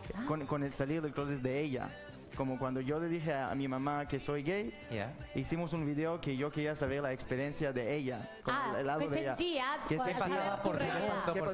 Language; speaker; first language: Spanish; non-native, learner; Hebrew